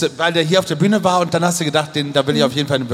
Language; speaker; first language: German; native; German